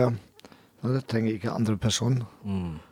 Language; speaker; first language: Norwegian; non-native, learner; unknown